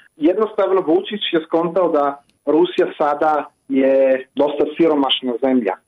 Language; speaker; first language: Croatian; non-native, fluent; Italian